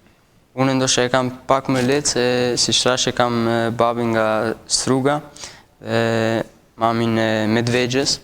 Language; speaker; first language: Albanian; early bilingual, heritage; Albanian